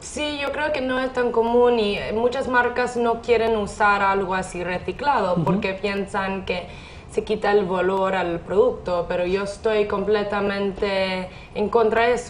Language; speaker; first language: Spanish; non-native, fluent; English